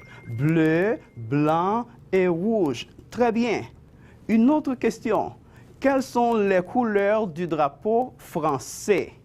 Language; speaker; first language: French; non-native, fluent; Spanish